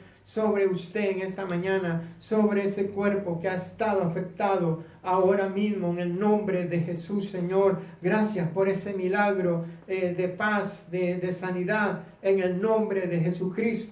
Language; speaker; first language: Spanish; native; Spanish